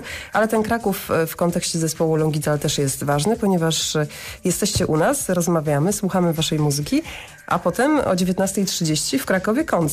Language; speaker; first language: Polish; native; Polish